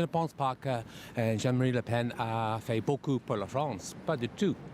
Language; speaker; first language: French; non-native, fluent; English